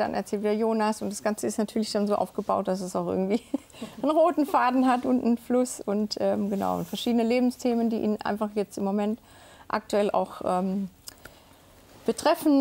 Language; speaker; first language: German; native; German